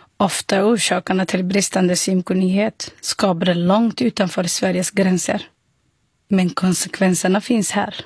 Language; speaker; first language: Swedish; non-native, fluent; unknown